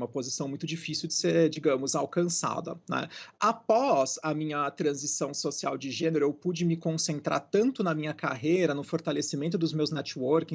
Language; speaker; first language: Portuguese; native; Portuguese